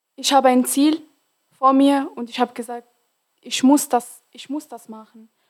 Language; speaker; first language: German; non-native, fluent; Arabic